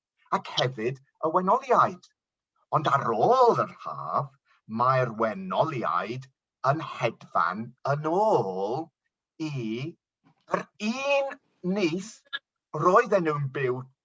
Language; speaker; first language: Welsh; non-native, local second language; English